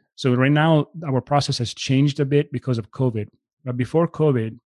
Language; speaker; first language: English; non-native, fluent; Italian